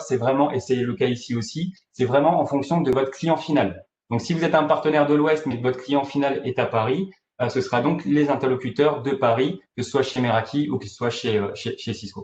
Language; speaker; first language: French; native; French